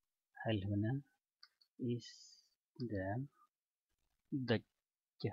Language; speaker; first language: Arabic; non-native, learner; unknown